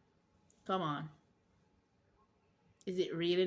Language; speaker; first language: English; non-native, local second language; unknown